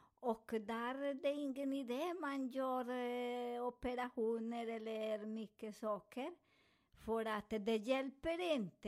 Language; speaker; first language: Swedish; non-native, fluent; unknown